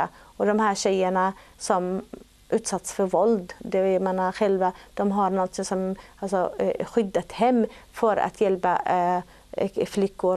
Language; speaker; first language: Swedish; non-native, fluent; Arabic